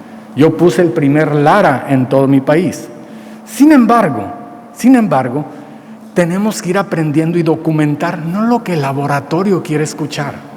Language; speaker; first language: Spanish; native; Spanish